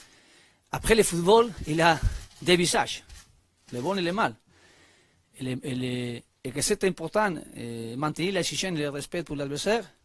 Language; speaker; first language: French; non-native, learner; Spanish